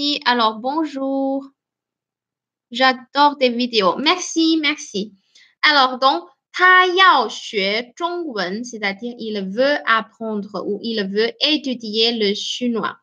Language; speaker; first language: French; non-native, fluent; Chinese